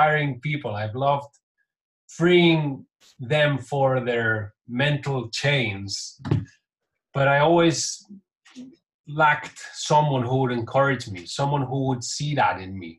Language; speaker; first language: English; non-native, fluent; Catalan